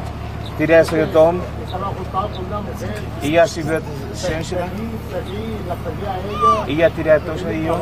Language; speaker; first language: Russian; non-native, learner; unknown